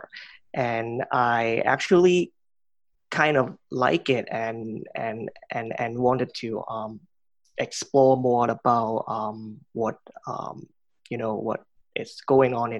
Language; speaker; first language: English; non-native, local second language; Cantonese